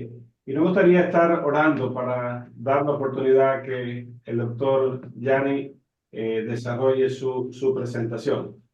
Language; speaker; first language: Spanish; native; Spanish